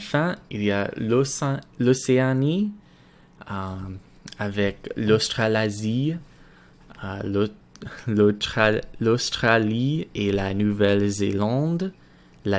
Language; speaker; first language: French; non-native, learner; English